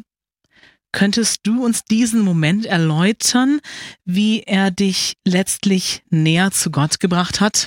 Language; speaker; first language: German; native; German